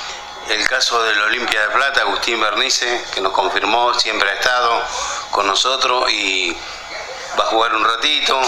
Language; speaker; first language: Spanish; native; Spanish